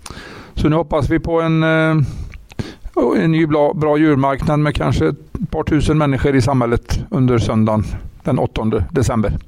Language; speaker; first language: Swedish; native; Swedish